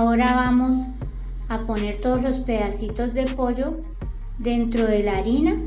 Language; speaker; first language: Spanish; native; Spanish